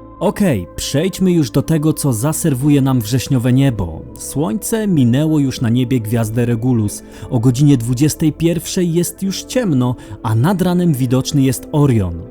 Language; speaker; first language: Polish; native; Polish